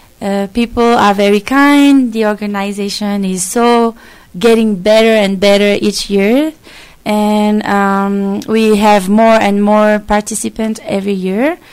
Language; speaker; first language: English; non-native, fluent; French